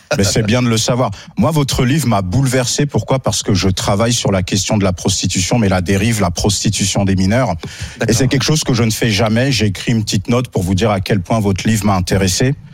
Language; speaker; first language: French; native; French